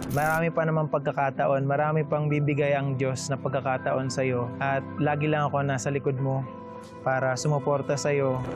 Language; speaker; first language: Filipino; native; Filipino